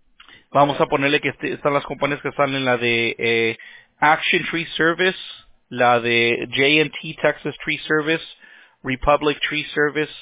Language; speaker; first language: Spanish; early bilingual, heritage; Spanish